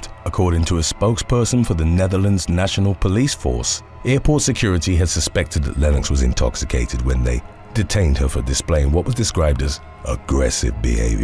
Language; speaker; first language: English; native; English